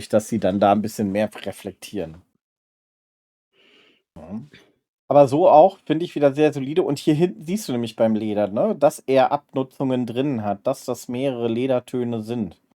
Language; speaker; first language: German; native; German